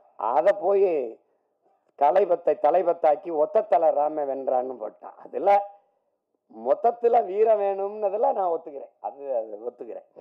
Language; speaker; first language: Tamil; native; Tamil